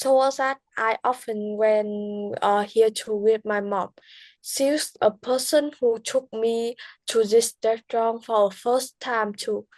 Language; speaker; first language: English; non-native, learner; Vietnamese